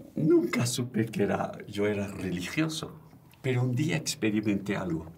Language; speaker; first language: Spanish; non-native, fluent; French